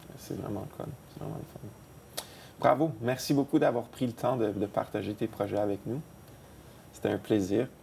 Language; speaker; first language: French; native; French